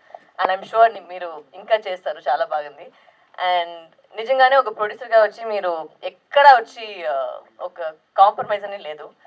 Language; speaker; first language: Telugu; non-native, local second language; Tamil